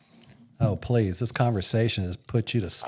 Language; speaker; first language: English; native; English